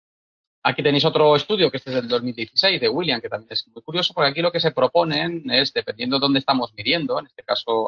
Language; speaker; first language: Spanish; native; Spanish